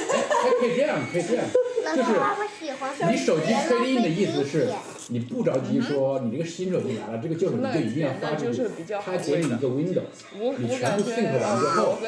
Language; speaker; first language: Chinese; native; Chinese